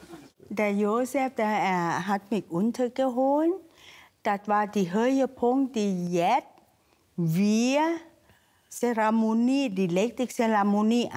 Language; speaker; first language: German; non-native, learner; Thai